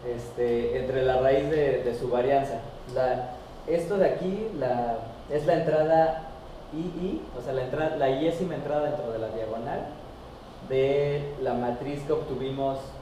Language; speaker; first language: Spanish; native; Spanish